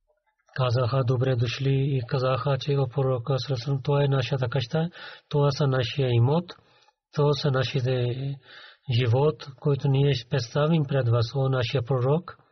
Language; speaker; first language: Bulgarian; non-native, learner; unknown